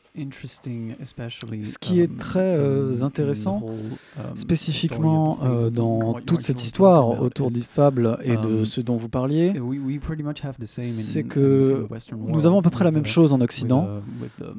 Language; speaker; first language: French; non-native, fluent; Arabic